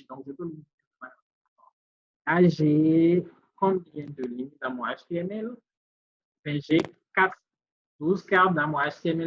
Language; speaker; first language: French; native; French